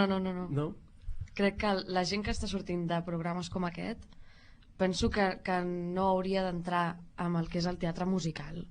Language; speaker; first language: Catalan; native; Catalan